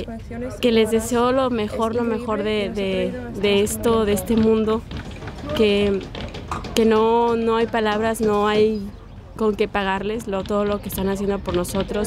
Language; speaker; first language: Spanish; native; Spanish